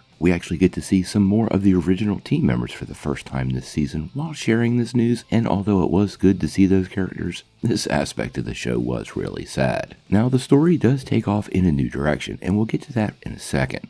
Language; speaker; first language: English; native; English